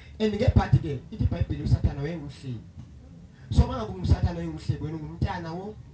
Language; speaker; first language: Zulu; non-native, local second language; Xhosa